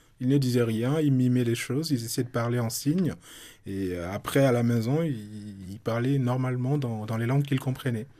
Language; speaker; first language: French; non-native, local second language; Soninke